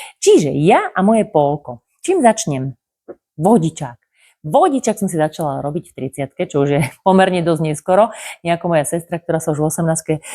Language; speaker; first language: Slovak; native; Slovak